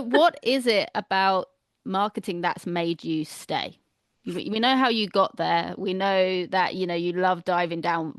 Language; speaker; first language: English; native; English